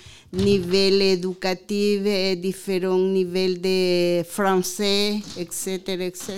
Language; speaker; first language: French; non-native, learner; Spanish